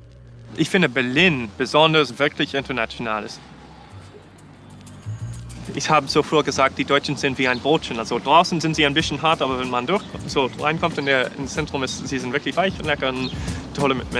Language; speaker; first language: German; non-native, fluent; English